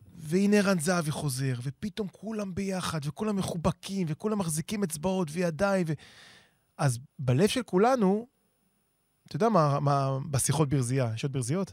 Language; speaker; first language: Hebrew; native; Hebrew